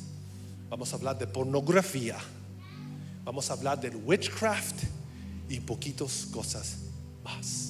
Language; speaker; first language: Spanish; early bilingual, heritage; English